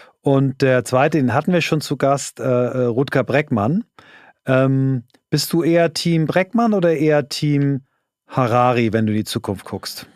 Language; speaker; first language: German; native; German